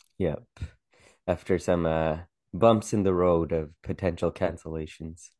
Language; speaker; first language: English; early bilingual, other home language; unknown